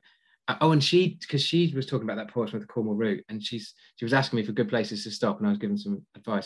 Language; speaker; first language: English; native; English